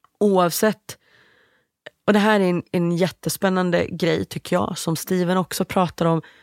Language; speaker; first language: Swedish; native; Swedish